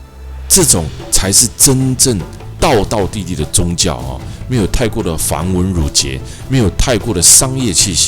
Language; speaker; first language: Chinese; native; Chinese